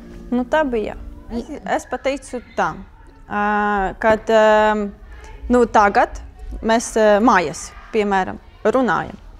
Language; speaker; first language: Latvian; non-native, learner; Ukrainian